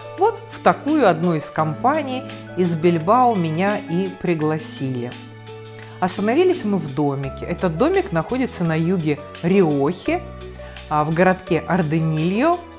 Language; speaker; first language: Russian; native; Russian